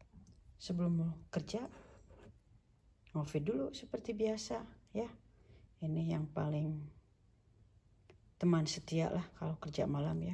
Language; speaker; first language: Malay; non-native, local second language; Sundanese